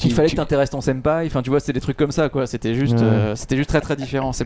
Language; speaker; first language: French; native; French